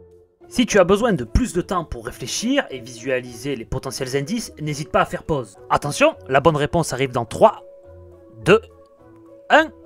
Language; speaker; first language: French; native; French